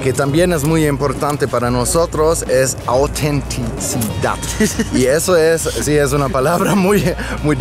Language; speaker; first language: Spanish; non-native, fluent; German